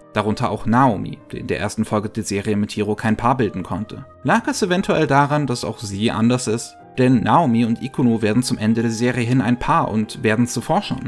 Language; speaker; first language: German; native; German